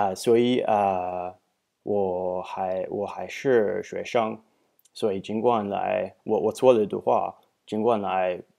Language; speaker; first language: Chinese; non-native, learner; English